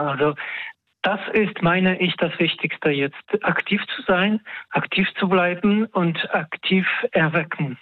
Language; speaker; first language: German; non-native, fluent; Polish